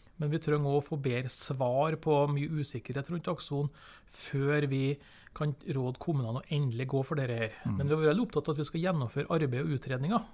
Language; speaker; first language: Norwegian; native; Norwegian